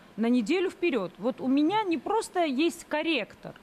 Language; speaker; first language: Russian; native; Russian